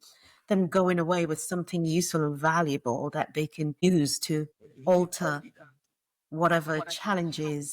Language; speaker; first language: English; native; English